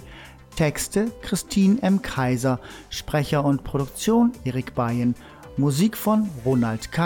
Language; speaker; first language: German; native; German